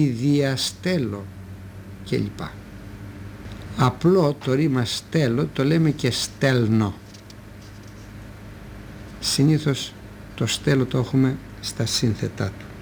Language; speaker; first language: Greek; native; Greek